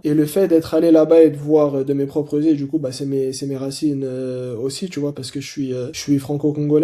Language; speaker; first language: French; native; French